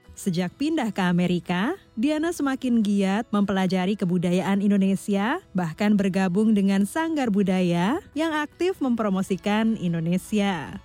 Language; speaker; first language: Indonesian; native; Indonesian